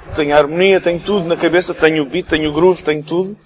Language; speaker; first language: Portuguese; early bilingual, other home language; English